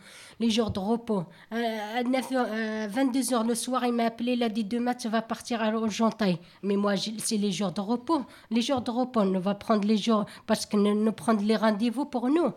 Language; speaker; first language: French; non-native, learner; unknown